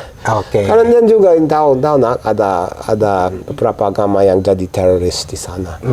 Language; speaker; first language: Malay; non-native, fluent; English